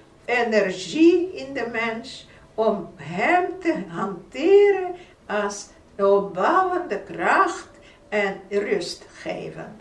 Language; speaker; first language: Dutch; non-native, fluent; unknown